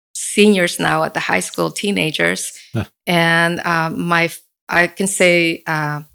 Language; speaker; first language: English; early bilingual, other home language; Spanish